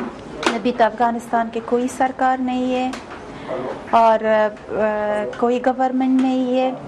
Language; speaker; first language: Hindi; non-native, learner; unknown